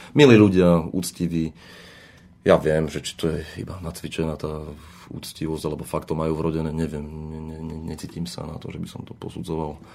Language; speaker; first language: Slovak; native; Slovak